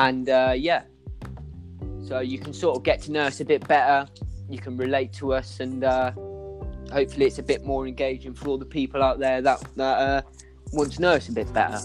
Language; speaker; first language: English; native; English